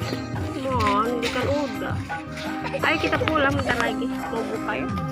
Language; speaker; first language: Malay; non-native, local second language; Sundanese